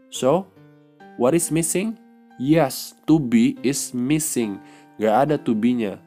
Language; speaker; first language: English; non-native, fluent; Indonesian